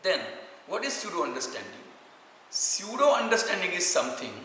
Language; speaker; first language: English; non-native, local second language; Marathi